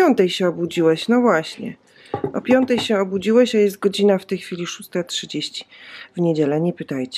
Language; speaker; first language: Polish; native; Polish